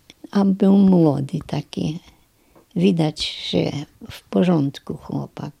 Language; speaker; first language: Polish; non-native, local second language; German